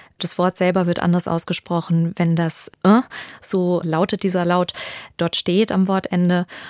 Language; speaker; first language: German; early bilingual, other home language; Albanian